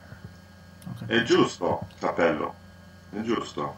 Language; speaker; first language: Italian; non-native, learner; English